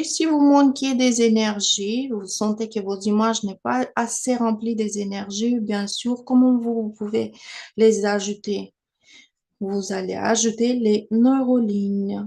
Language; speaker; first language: French; non-native, fluent; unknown